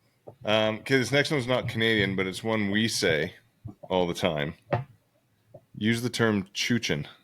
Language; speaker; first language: English; native; English